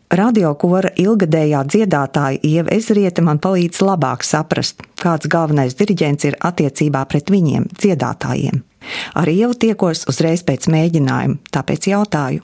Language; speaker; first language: Latvian; native; Latvian